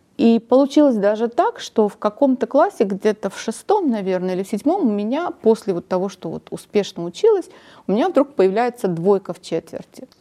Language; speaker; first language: Russian; non-native, local second language; Armenian